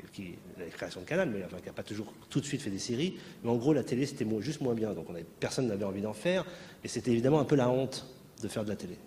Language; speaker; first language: French; native; French